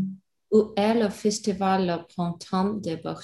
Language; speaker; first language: French; non-native, learner; Russian